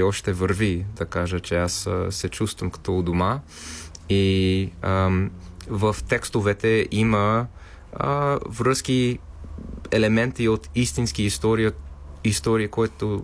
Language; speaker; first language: Bulgarian; non-native, fluent; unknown